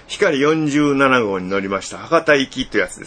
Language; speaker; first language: Japanese; native; Japanese